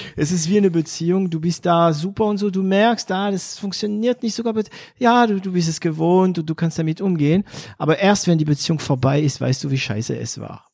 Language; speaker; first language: German; non-native, fluent; French